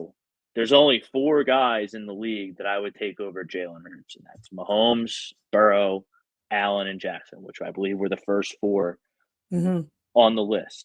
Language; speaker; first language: English; native; English